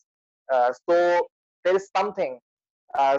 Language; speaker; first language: English; non-native, local second language; Hindi